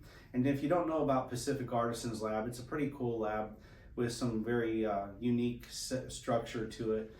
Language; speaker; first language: English; native; English